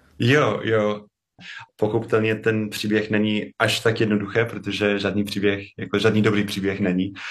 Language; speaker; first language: Czech; non-native, fluent; English